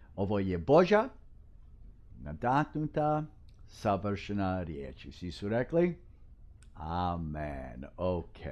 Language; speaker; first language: Croatian; early bilingual, heritage; Croatian